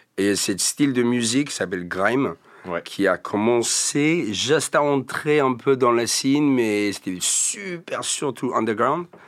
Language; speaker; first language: French; non-native, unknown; English